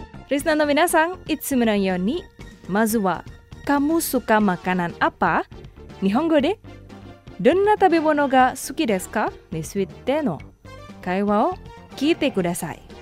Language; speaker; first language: Japanese; non-native, fluent; Indonesian